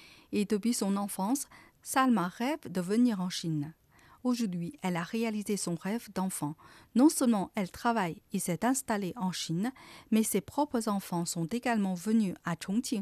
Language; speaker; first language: French; non-native, fluent; Chinese